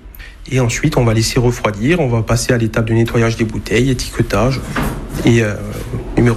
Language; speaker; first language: French; native; French